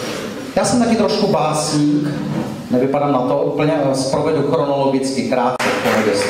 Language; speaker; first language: Czech; native; Czech